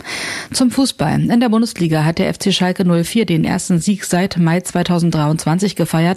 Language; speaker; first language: German; native; German